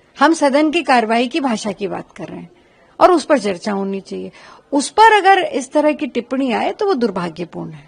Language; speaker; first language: Hindi; native; Hindi